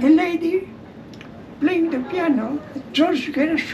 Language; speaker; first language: English; non-native, learner; German